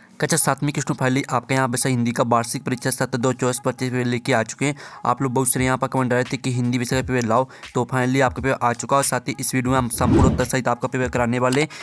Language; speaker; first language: Hindi; native; Hindi